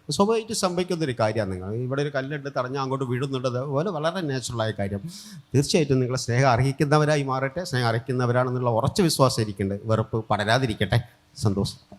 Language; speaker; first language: Malayalam; native; Malayalam